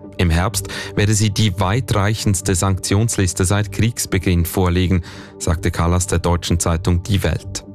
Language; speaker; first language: German; native; German